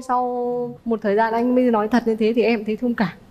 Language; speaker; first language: Vietnamese; native; Vietnamese